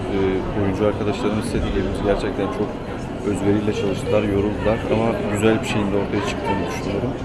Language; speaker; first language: Turkish; native; Turkish